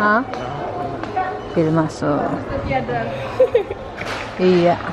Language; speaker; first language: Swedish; non-native, fluent; Indonesian